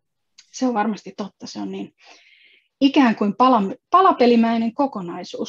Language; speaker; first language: Finnish; native; Finnish